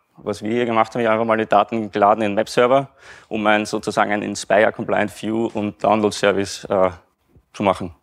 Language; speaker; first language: German; native; German